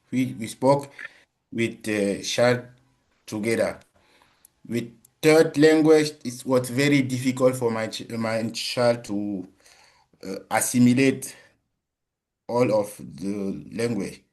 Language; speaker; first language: English; non-native, learner; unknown